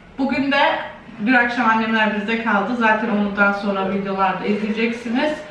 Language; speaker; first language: Turkish; early bilingual, heritage; Turkish